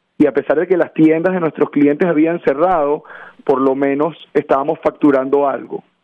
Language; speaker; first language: Spanish; native; Spanish